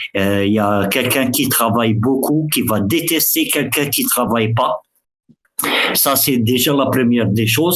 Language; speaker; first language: French; early bilingual, other home language; Arabic